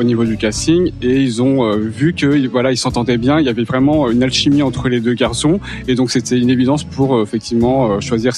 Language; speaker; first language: French; native; French